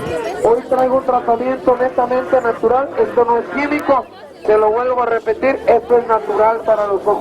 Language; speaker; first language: Spanish; native; Spanish